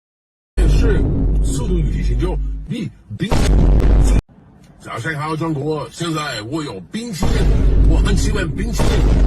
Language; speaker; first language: Chinese; non-native, learner; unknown